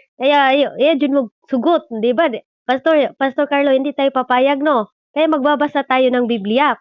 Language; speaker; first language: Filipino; non-native, local second language; Cebuano